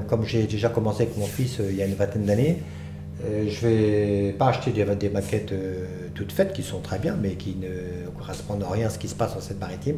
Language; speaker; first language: French; native; French